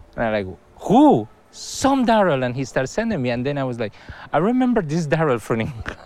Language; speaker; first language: English; non-native, fluent; Spanish